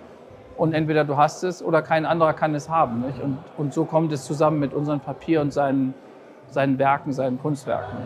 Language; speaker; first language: German; native; German